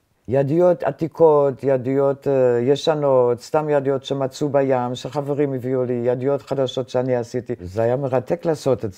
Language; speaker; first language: Hebrew; non-native, fluent; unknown